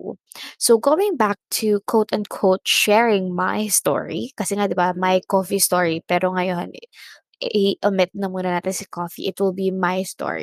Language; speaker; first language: English; non-native, local second language; Filipino